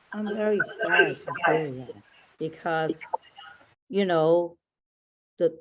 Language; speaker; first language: English; non-native, learner; Chinese